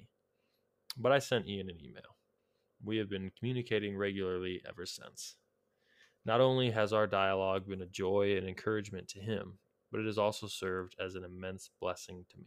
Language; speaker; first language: English; native; English